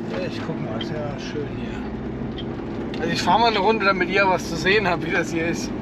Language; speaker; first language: German; native; German